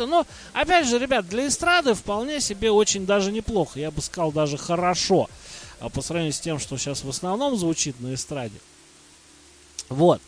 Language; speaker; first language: Russian; native; Russian